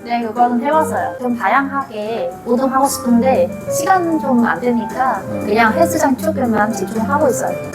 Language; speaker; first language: Korean; non-native, learner; Vietnamese